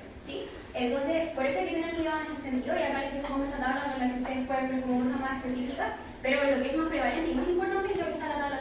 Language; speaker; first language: Spanish; native; Spanish